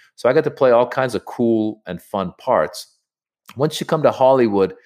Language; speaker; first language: English; native; English